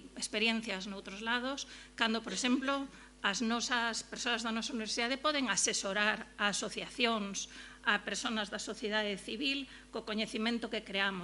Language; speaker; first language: Galician; native; Galician